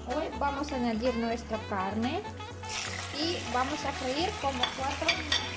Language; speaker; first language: Spanish; non-native, learner; Polish